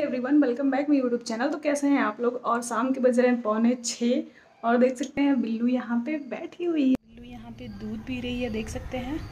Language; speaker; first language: Hindi; native; Hindi